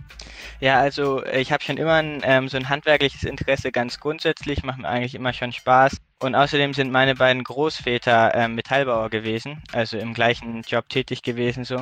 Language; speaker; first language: German; native; German